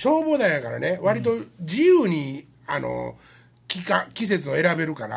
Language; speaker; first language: Japanese; native; Japanese